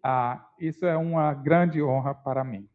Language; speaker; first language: Portuguese; non-native, learner; English